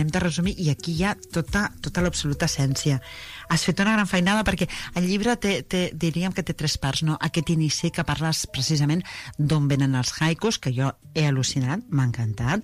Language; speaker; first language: Catalan; native; Catalan